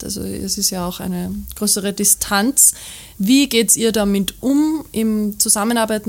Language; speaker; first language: German; native; German